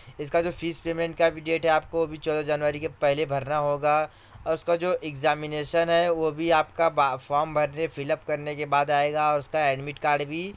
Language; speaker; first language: Hindi; native; Hindi